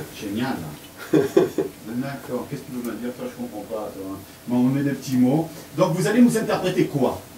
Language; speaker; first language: French; native; French